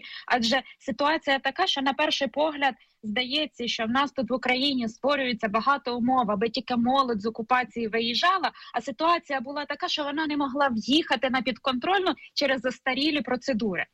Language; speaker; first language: Ukrainian; native; Ukrainian